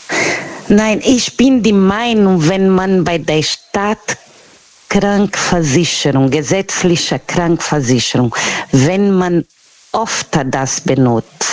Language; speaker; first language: German; non-native, learner; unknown